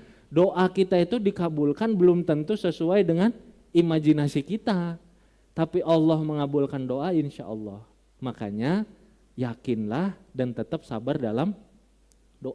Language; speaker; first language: Indonesian; non-native, local second language; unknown